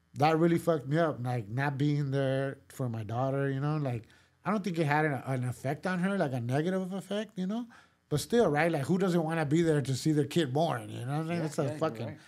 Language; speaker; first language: English; early bilingual, other home language; Spanish